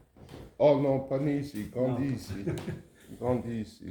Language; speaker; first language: French; native; French